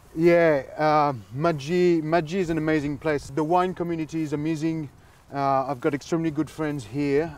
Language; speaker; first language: English; non-native, fluent; French